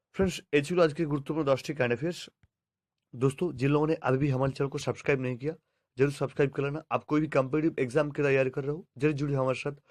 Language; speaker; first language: Hindi; non-native, local second language; Bangla